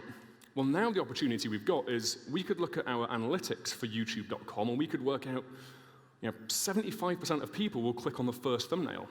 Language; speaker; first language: English; native; English